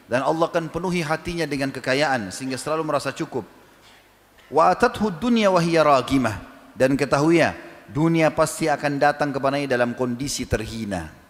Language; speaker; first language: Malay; native; Malay